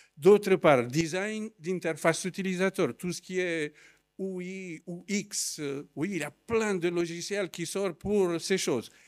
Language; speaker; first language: French; non-native, fluent; Romanian